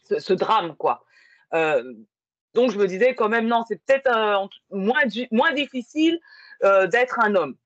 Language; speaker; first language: French; native; French